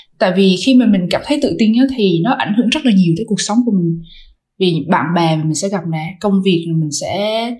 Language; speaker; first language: Vietnamese; native; Vietnamese